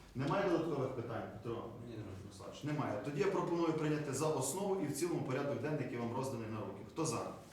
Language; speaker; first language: Ukrainian; native; Ukrainian